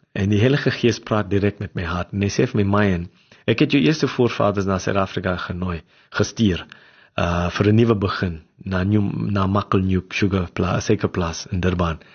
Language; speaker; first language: Afrikaans; non-native, local second language; English